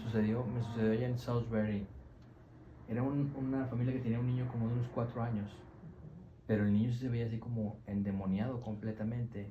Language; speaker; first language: Spanish; native; Spanish